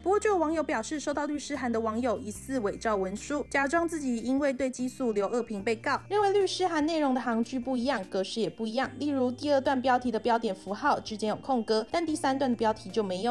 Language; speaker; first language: Chinese; native; Chinese